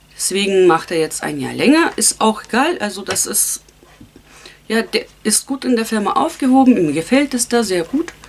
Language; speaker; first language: German; non-native, fluent; Russian